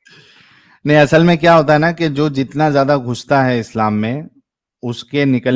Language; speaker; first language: Hindi; native; Hindi